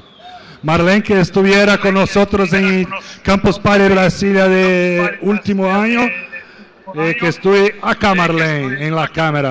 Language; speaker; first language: Spanish; non-native, learner; Portuguese